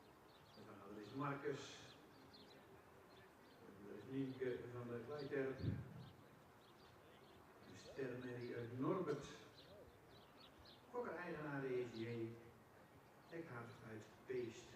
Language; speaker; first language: Dutch; native; Dutch